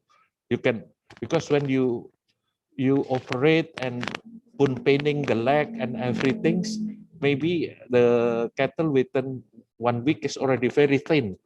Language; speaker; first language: English; non-native, fluent; Indonesian